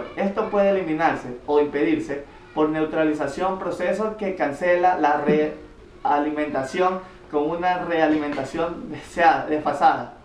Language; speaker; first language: Spanish; native; Spanish